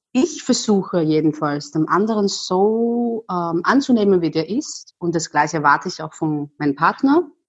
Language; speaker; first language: German; non-native, fluent; Chinese